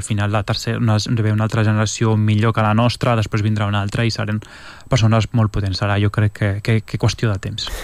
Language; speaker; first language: Catalan; early bilingual, other home language; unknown